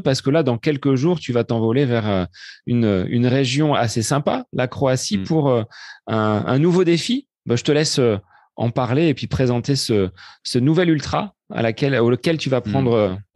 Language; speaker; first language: French; native; French